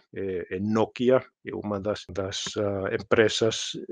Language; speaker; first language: Portuguese; non-native, fluent; Finnish